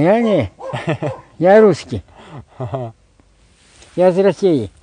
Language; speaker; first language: Polish; non-native, learner; Russian